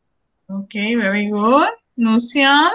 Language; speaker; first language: English; non-native, learner; Spanish